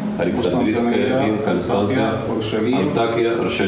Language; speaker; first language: Russian; non-native, learner; Arabic